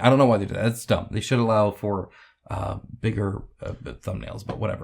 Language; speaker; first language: English; native; English